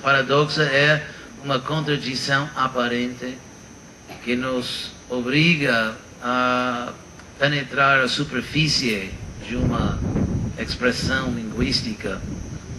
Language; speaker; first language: Portuguese; non-native, fluent; English